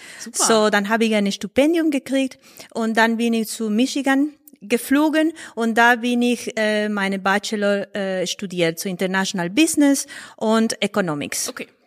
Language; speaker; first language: German; non-native, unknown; Spanish